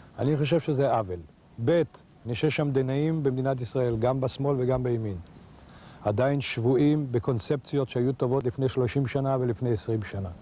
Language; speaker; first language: Hebrew; native; Hebrew